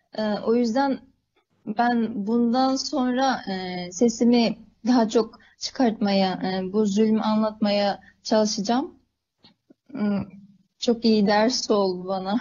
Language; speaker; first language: Turkish; early bilingual, other home language; Uyghur